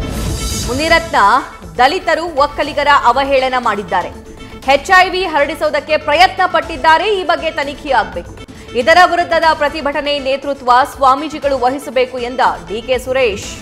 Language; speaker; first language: Kannada; native; Kannada